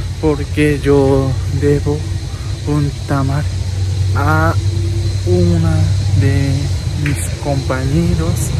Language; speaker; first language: Spanish; non-native, learner; Japanese